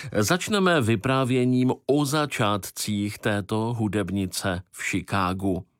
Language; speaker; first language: Czech; native; Czech